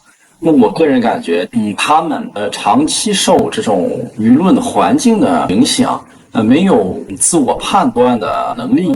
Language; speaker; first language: Chinese; native; Chinese